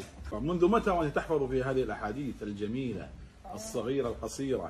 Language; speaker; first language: Arabic; native; Arabic